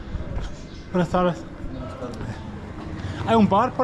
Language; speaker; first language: Spanish; non-native, learner; English